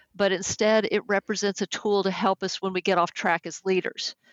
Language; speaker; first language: English; native; English